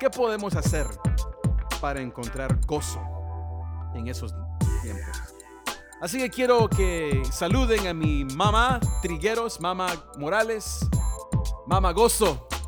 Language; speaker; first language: Spanish; early bilingual, other home language; English